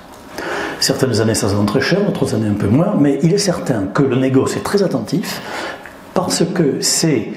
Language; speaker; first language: French; native; French